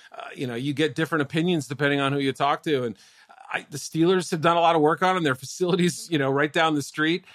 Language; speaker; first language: English; native; English